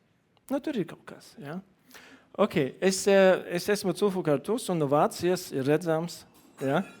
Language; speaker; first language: Latvian; non-native, learner; German